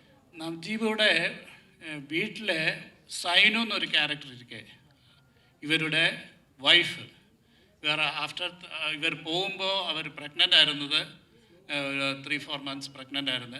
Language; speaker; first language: Tamil; non-native, learner; Malayalam